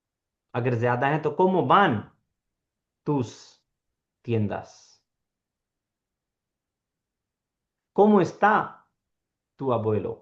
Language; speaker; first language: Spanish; non-native, fluent; Urdu